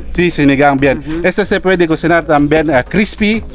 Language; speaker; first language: Spanish; non-native, learner; Filipino